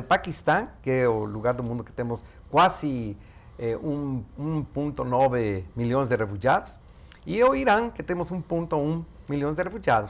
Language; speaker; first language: Portuguese; non-native, fluent; Spanish